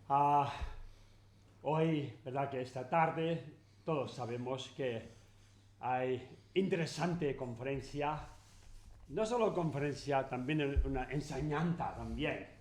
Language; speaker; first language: Spanish; non-native, learner; Tibetan